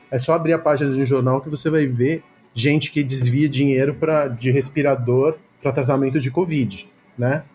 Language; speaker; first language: Portuguese; early bilingual, other home language; Spanish